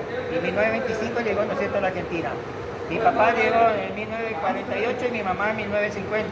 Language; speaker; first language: Spanish; native; Spanish